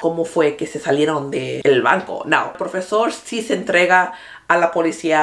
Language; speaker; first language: Spanish; early bilingual, other home language; English